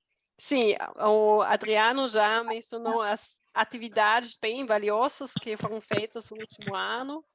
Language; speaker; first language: Portuguese; non-native, fluent; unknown